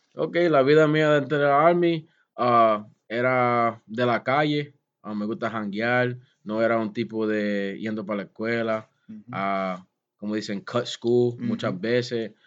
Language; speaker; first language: Spanish; early bilingual, heritage; Spanish